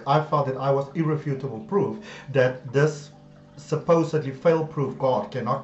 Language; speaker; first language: English; native; English